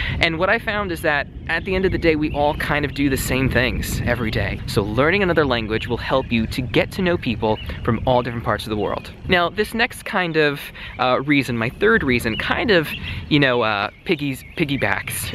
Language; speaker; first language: English; native; English